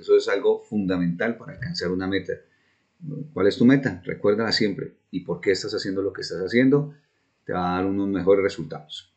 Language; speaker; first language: Spanish; native; Spanish